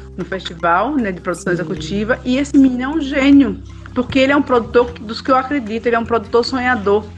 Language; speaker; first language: Portuguese; native; Portuguese